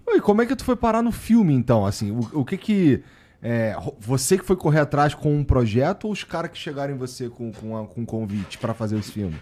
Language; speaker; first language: Portuguese; native; Portuguese